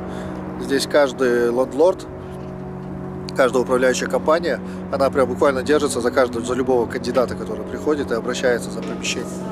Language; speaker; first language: Russian; native; Russian